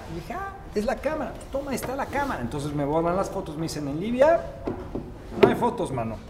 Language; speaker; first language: Spanish; native; Spanish